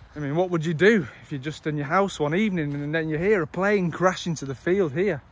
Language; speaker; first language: English; native; English